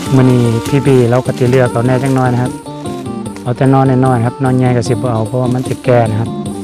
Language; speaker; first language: Thai; native; Thai